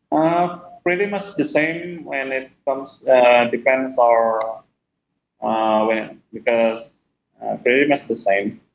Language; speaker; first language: English; non-native, fluent; Indonesian